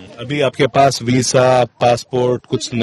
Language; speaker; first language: Hindi; non-native, local second language; Kannada